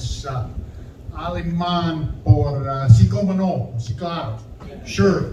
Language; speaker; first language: Spanish; non-native, learner; German